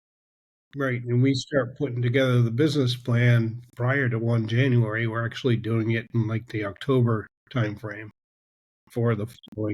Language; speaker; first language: English; native; English